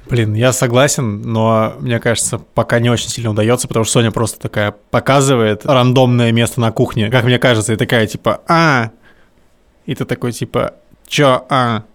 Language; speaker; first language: Russian; native; Russian